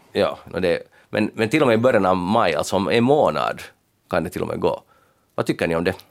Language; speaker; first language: Swedish; native; Swedish